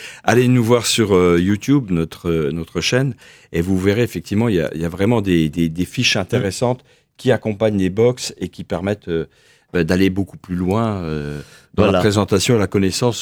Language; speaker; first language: French; native; French